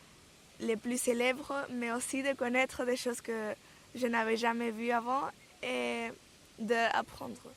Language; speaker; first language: French; non-native, fluent; Spanish